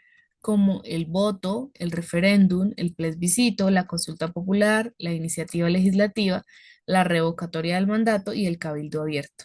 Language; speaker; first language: Spanish; native; Spanish